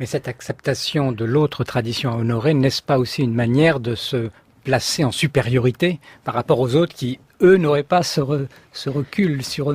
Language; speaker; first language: French; native; French